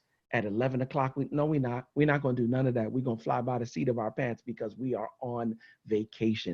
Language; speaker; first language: English; native; English